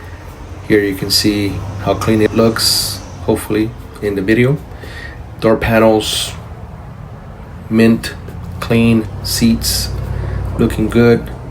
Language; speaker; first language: English; native; English